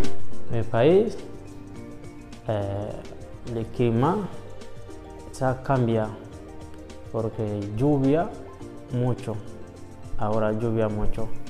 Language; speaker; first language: Spanish; non-native, learner; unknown